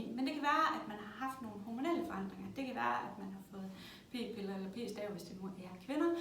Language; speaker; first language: Danish; native; Danish